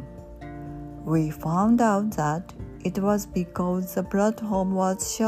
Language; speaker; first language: English; non-native, fluent; Japanese